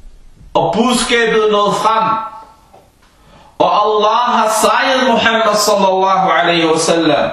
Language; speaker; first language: Danish; early bilingual, other home language; Arabic